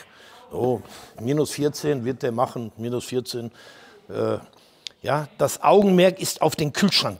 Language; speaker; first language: German; native; German